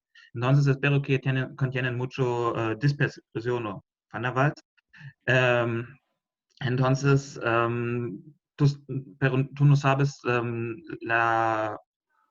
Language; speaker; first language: Spanish; non-native, fluent; German